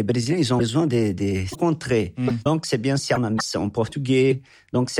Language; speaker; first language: French; non-native, learner; Portuguese